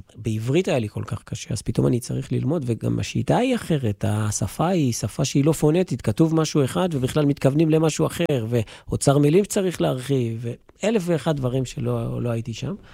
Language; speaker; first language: Hebrew; native; Hebrew